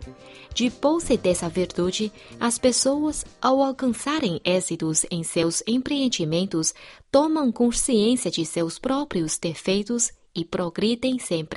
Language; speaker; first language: Portuguese; non-native, fluent; Chinese